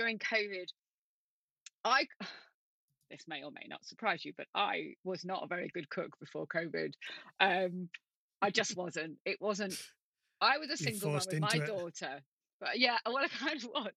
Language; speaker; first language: English; native; English